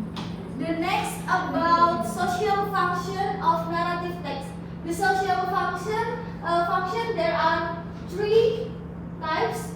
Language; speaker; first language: English; non-native, learner; Indonesian